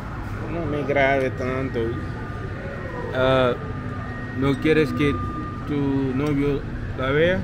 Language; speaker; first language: Spanish; non-native, learner; English